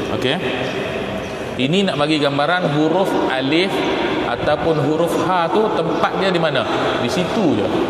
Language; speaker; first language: Malay; native; Malay